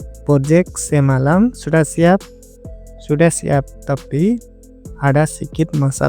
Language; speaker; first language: Indonesian; non-native, learner; Nepali